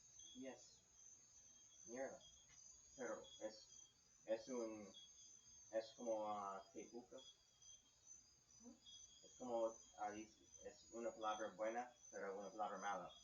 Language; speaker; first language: Spanish; non-native, fluent; English